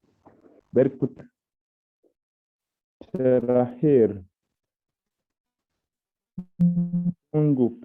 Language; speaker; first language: Indonesian; non-native, learner; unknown